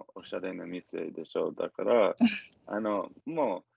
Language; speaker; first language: Japanese; non-native, learner; English